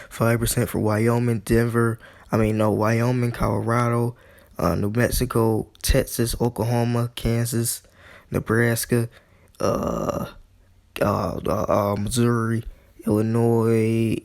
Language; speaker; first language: English; native; English